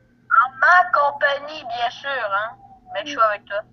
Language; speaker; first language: French; native; French